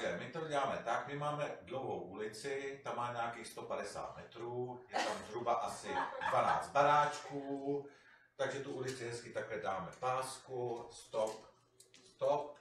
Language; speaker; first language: Czech; native; Czech